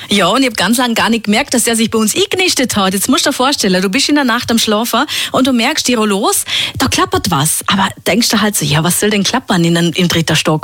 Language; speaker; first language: German; native; German